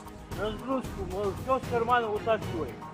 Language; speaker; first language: Russian; native; Russian